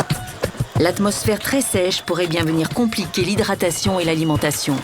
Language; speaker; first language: French; native; French